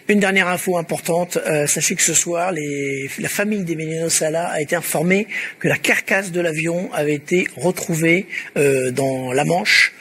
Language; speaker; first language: French; native; French